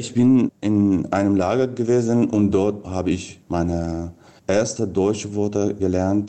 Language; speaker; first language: German; non-native, fluent; Kurdish